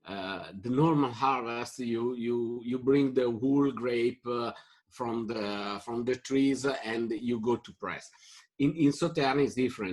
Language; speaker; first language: English; non-native, fluent; Italian